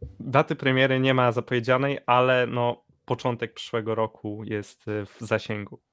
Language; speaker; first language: Polish; native; Polish